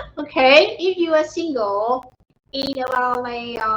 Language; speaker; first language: English; non-native, fluent; Vietnamese